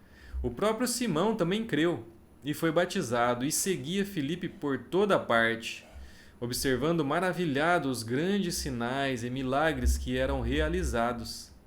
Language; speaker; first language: Portuguese; native; Portuguese